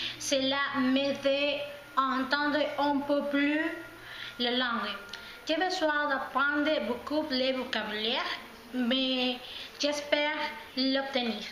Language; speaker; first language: French; non-native, learner; Spanish